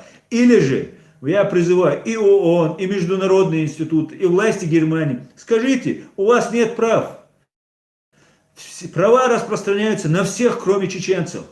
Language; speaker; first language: Russian; non-native, local second language; Chechen